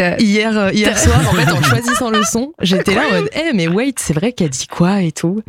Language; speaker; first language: French; early bilingual, other home language; Japanese